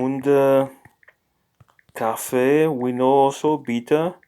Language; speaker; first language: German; non-native, learner; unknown